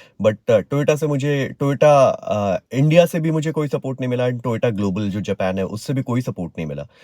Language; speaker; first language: Hindi; native; Hindi